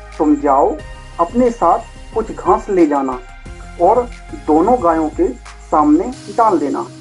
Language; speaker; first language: Hindi; native; Hindi